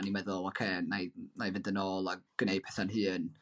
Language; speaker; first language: Welsh; native; Welsh